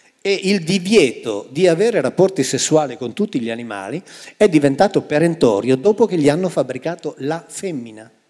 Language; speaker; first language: Italian; native; Italian